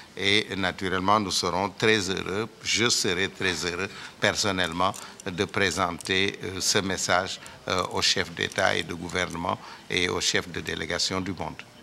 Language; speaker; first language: French; non-native, local second language; Wolof